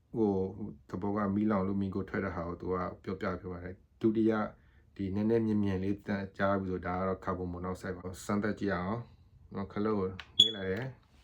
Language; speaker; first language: Burmese; non-native, local second language; S'gaw Karen